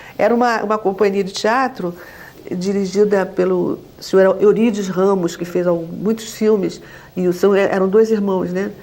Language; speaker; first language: Portuguese; native; Portuguese